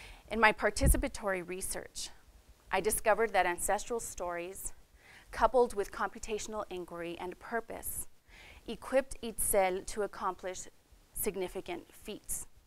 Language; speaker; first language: English; native; English